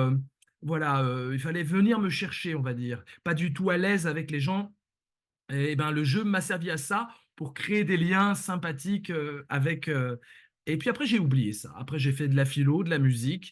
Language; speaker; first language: French; native; French